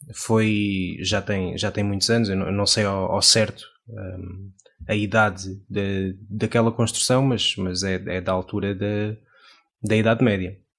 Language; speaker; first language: Portuguese; native; Portuguese